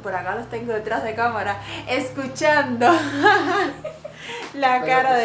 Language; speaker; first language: Spanish; native; Spanish